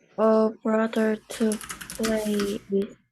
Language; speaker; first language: English; non-native, learner; Korean